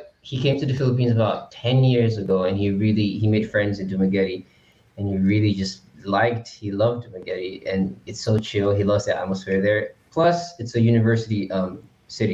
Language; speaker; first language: English; non-native, local second language; Yoruba